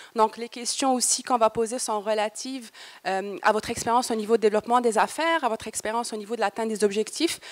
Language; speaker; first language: French; native; French